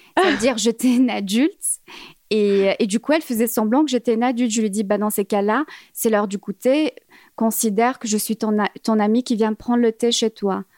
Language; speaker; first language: French; early bilingual, other home language; Arabic